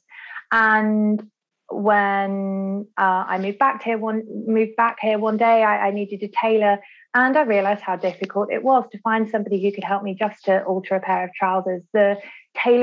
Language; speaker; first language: English; native; English